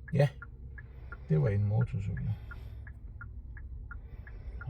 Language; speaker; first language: Danish; non-native, learner; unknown